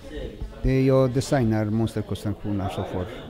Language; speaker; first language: Swedish; non-native, fluent; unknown